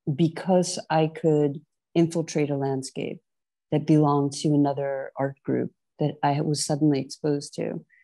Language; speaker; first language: English; native; English